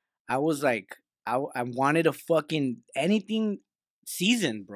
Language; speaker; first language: English; early bilingual, other home language; Spanish